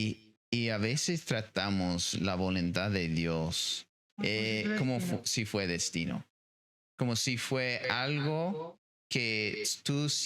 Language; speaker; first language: Spanish; non-native, fluent; English